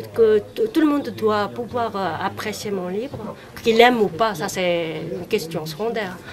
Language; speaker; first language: French; non-native, fluent; Korean